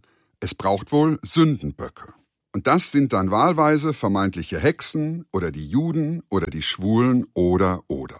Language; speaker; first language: German; native; German